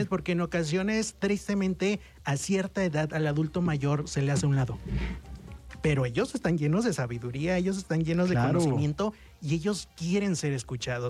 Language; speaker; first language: Spanish; native; Spanish